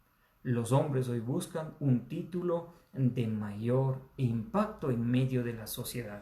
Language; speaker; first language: Spanish; native; Spanish